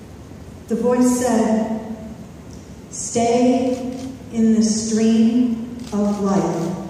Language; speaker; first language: English; native; English